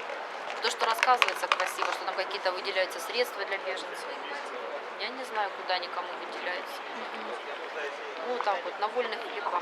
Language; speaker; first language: Russian; native; Russian